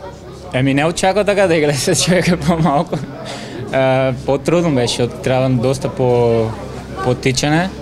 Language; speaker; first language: Bulgarian; non-native, learner; Portuguese